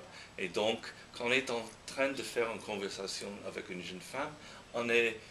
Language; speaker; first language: French; non-native, fluent; English